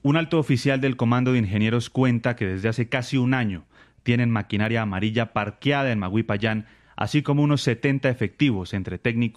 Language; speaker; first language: Spanish; native; Spanish